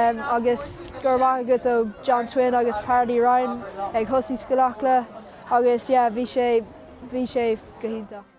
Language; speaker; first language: Irish; non-native, learner; English